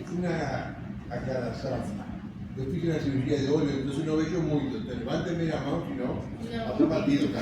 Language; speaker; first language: Spanish; non-native, learner; Portuguese